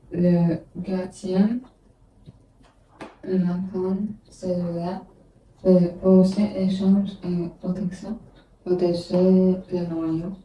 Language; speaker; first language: French; non-native, learner; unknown